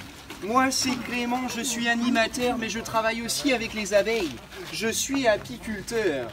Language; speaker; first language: French; native; French